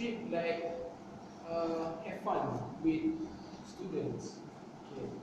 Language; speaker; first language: English; non-native, learner; Malay